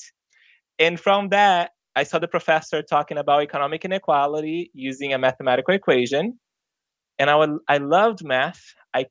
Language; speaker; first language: English; non-native, fluent; Portuguese